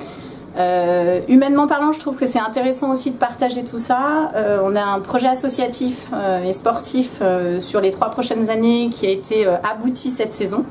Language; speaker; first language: French; native; French